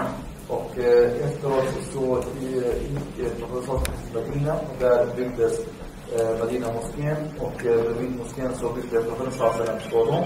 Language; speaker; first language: Swedish; early bilingual, other home language; Arabic